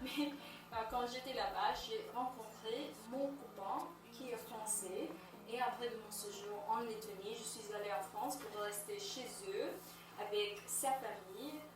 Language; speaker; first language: French; non-native, fluent; English